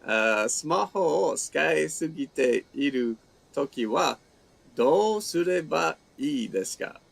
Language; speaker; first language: Japanese; non-native, fluent; English